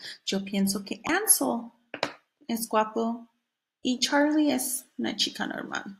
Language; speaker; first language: Spanish; non-native, fluent; English